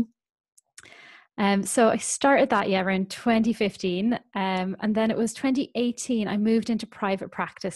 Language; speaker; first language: English; native; English